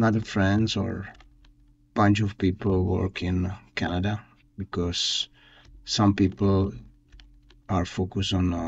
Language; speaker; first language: English; non-native, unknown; Czech